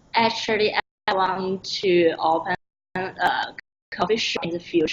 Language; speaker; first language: English; non-native, learner; Chinese